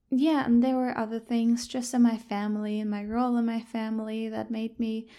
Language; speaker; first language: English; non-native, fluent; German